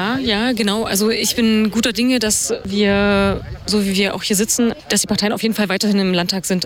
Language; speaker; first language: German; native; German